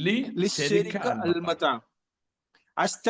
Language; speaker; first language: Arabic; non-native, learner; Malayalam